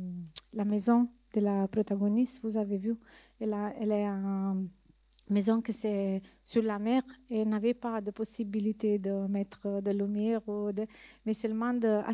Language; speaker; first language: French; non-native, learner; Italian